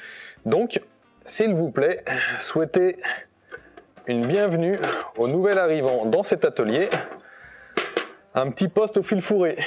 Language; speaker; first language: French; native; French